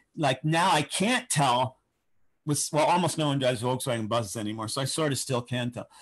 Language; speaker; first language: English; native; English